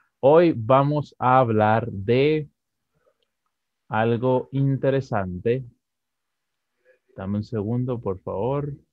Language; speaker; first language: Spanish; native; Spanish